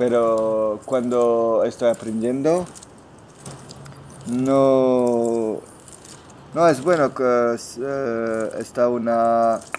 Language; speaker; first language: Spanish; non-native, learner; French